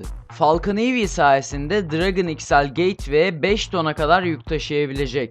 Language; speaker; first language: Turkish; native; Turkish